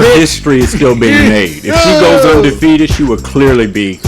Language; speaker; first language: English; native; English